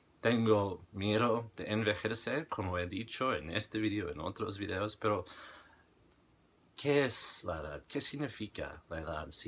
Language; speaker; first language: Spanish; non-native, fluent; English